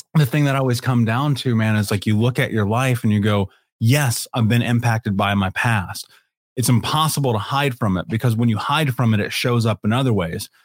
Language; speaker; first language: English; native; English